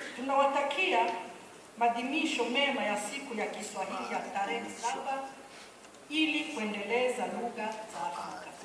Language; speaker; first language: Swahili; non-native, local second language; Rundi